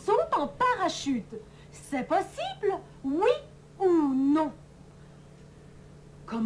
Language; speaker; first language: French; non-native, learner; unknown